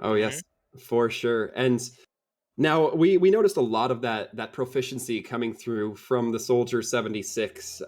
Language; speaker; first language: English; native; English